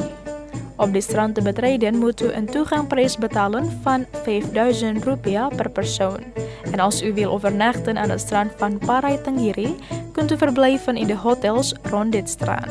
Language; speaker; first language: Dutch; non-native, fluent; Indonesian